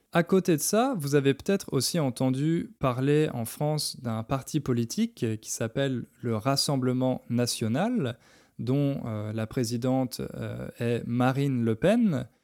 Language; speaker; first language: French; native; French